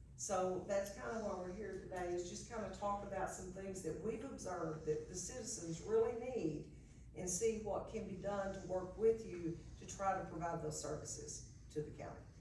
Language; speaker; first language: English; native; English